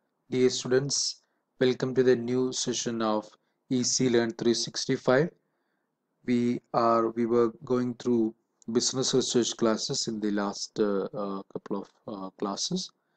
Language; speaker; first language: English; non-native, local second language; Malayalam